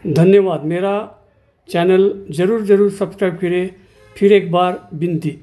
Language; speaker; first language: Hindi; non-native, local second language; Marathi